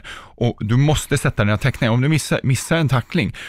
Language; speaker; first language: Swedish; early bilingual, other home language; Czech